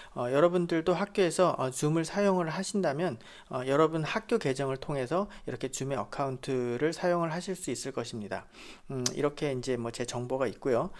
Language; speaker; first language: Korean; native; Korean